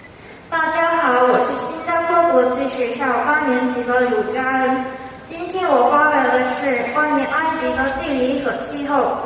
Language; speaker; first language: Chinese; non-native, learner; Korean